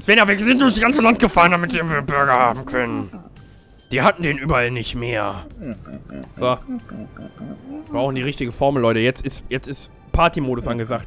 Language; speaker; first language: German; native; German